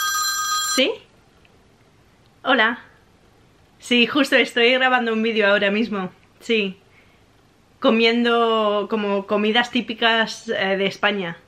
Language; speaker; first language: Spanish; early bilingual, heritage; English